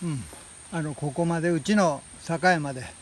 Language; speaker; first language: Japanese; native; Japanese